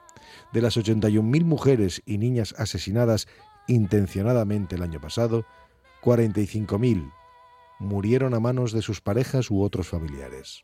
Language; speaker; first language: Spanish; native; Spanish